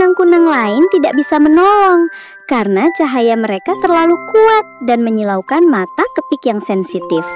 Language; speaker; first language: Indonesian; native; Indonesian